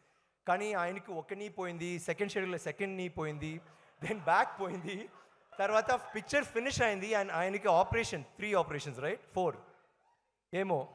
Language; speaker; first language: Telugu; non-native, learner; Tamil